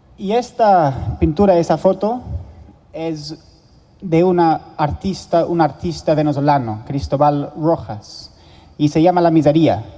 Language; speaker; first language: Spanish; non-native, fluent; English